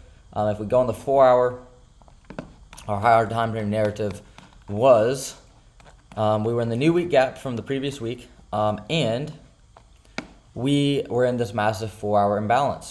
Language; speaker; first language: English; native; English